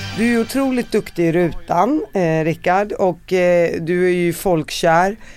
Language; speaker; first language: Swedish; early bilingual, other home language; Arabic